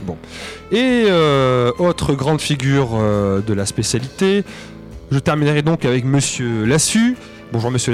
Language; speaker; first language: French; native; French